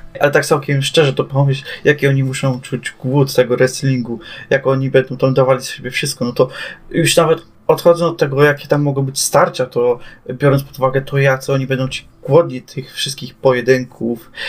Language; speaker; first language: Polish; native; Polish